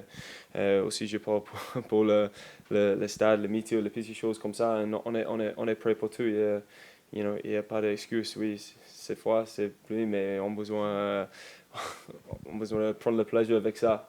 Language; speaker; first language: French; non-native, learner; English